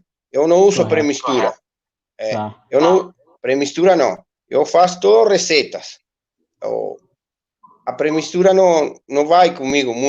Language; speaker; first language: Portuguese; non-native, learner; Spanish